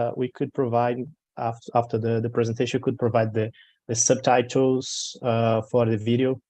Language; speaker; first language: English; non-native, learner; Portuguese